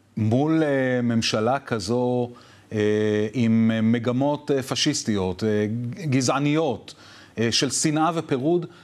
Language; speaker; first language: Hebrew; native; Hebrew